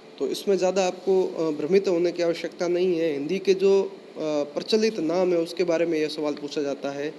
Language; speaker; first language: Hindi; native; Hindi